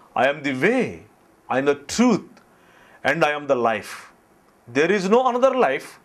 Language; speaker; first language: English; non-native, local second language; Telugu